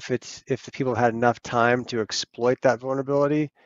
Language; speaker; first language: English; native; English